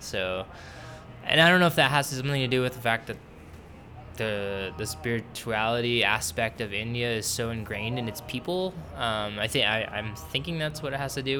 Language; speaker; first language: English; native; English